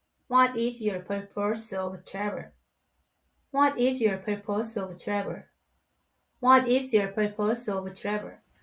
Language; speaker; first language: English; non-native, learner; Korean